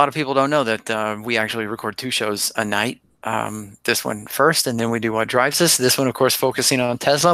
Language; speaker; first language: English; native; English